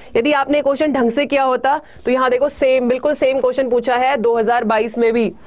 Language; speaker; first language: Hindi; native; Hindi